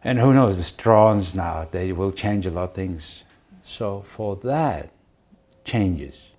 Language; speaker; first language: English; non-native, fluent; Mongolian